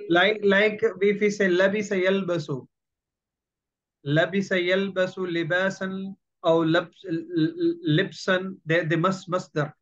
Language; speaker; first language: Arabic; non-native, fluent; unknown